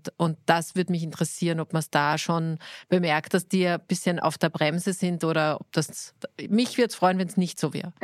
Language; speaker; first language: German; native; German